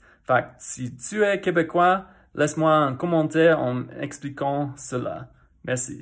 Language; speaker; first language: French; non-native, fluent; English